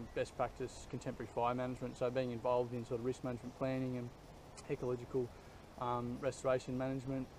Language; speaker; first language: English; native; English